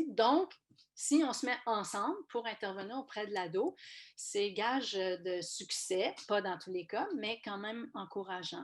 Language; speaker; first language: French; native; French